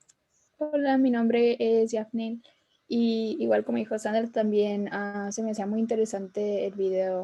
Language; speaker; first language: Spanish; early bilingual, heritage; Spanish